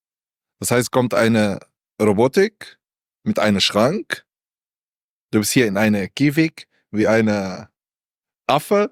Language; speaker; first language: German; non-native, learner; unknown